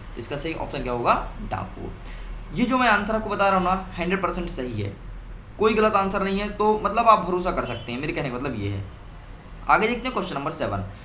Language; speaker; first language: Hindi; native; Hindi